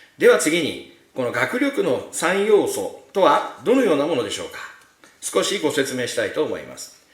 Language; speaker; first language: Japanese; native; Japanese